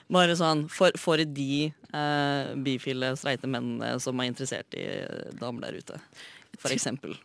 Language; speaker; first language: Norwegian; native; Norwegian